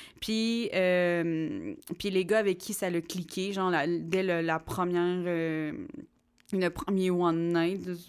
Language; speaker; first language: French; native; French